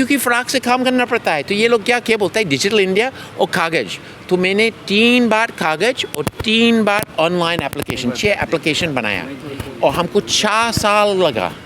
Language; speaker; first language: Hindi; non-native, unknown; English